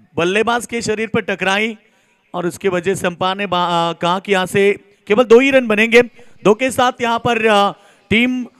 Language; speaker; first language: Hindi; non-native, local second language; Marathi